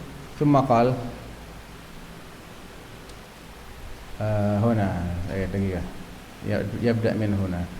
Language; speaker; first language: Arabic; non-native, fluent; Indonesian